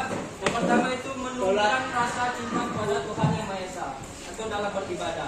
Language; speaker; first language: Indonesian; native; Indonesian